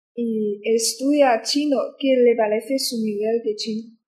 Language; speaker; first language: Spanish; non-native, learner; Chinese